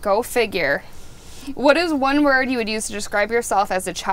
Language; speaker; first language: English; native; English